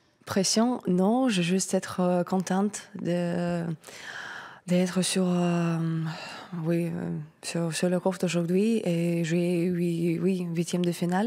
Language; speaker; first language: French; non-native, learner; Russian